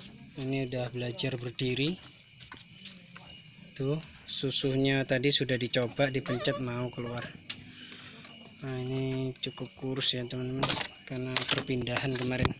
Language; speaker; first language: Indonesian; native; Indonesian